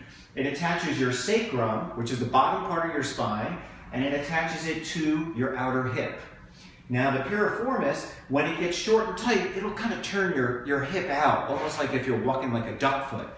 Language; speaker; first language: English; native; English